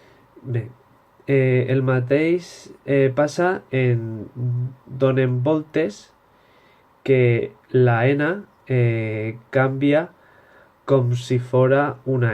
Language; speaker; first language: Catalan; non-native, local second language; Spanish